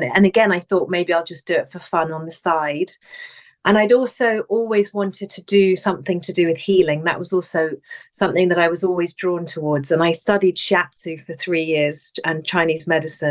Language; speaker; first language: English; native; English